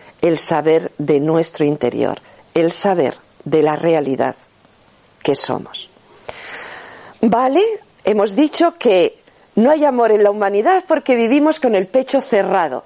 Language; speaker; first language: Spanish; native; Spanish